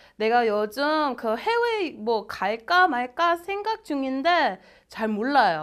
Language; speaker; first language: Korean; non-native, fluent; English